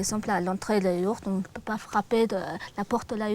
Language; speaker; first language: French; non-native, fluent; Mongolian